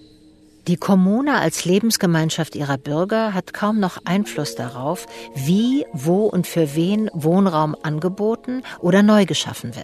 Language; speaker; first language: German; native; German